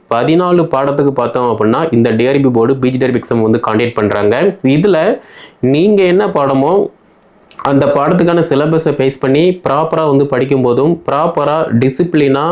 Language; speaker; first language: Tamil; native; Tamil